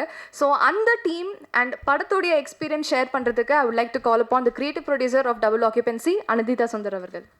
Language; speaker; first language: Tamil; native; Tamil